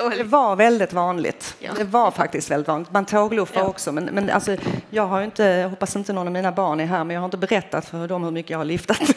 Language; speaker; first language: Swedish; early bilingual, other home language; Finnish